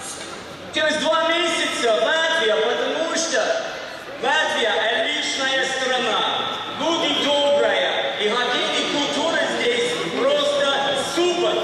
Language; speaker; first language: Russian; non-native, learner; English